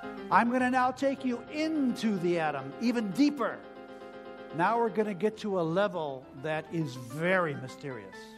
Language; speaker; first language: English; native; English